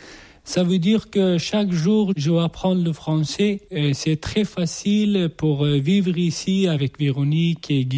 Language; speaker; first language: French; non-native, learner; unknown